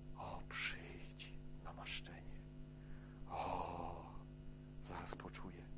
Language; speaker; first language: Polish; non-native, fluent; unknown